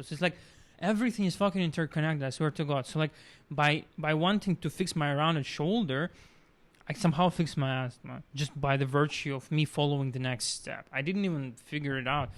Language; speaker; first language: English; non-native, fluent; Russian